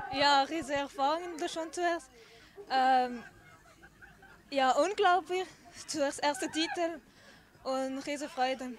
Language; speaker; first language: German; non-native, learner; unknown